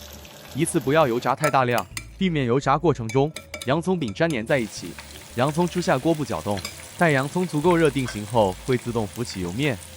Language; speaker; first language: Chinese; native; Chinese